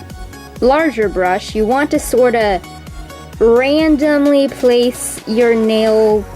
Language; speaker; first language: English; native; English